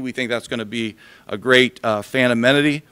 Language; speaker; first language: English; native; English